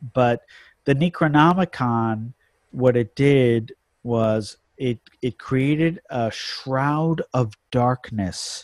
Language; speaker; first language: English; native; English